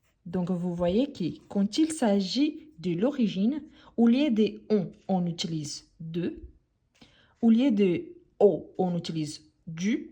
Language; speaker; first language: French; non-native, fluent; Portuguese